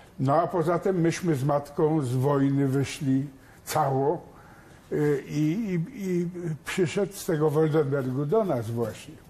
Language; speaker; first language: Polish; native; Polish